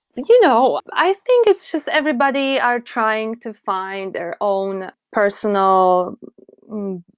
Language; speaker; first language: English; non-native, fluent; Polish